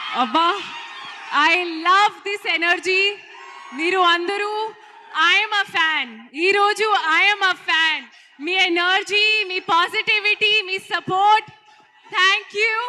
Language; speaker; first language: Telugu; non-native, learner; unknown